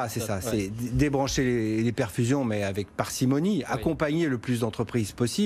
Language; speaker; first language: French; native; French